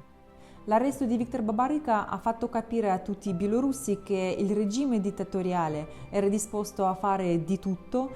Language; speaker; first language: Italian; non-native, fluent; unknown